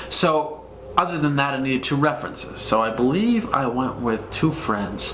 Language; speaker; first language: English; native; English